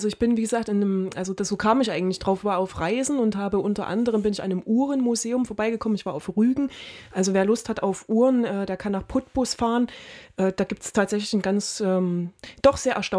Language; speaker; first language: German; native; German